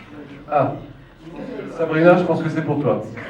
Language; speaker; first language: French; native; French